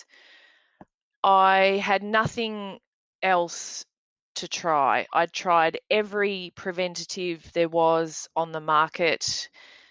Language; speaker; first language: English; native; English